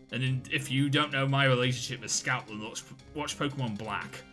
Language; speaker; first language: English; native; English